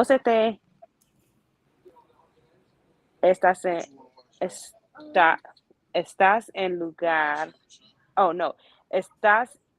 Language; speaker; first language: Spanish; non-native, learner; English